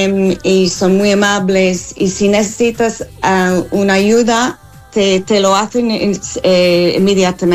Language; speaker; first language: Spanish; non-native, fluent; English